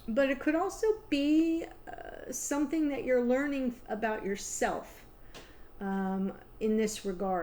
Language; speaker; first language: English; native; English